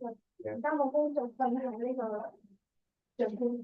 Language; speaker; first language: Cantonese; non-native, fluent; Thai